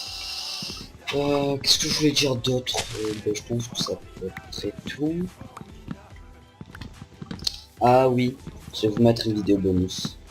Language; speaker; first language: French; native; French